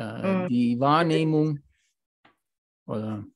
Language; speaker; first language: German; non-native, learner; Dutch